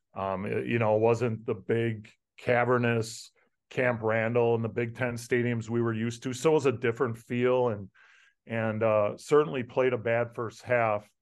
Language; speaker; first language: English; native; English